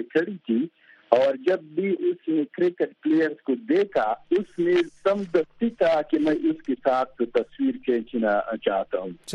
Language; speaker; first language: Hindi; non-native, fluent; Pashto